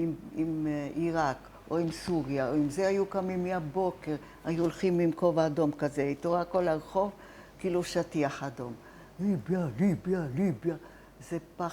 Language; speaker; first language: Hebrew; non-native, fluent; Italian